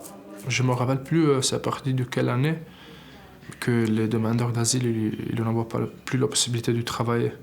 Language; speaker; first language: French; non-native, learner; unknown